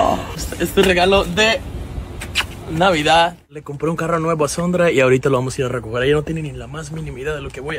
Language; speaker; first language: Spanish; native; Spanish